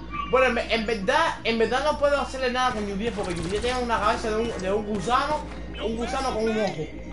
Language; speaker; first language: Spanish; early bilingual, heritage; Spanish